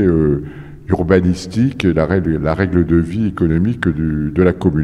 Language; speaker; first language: French; native; French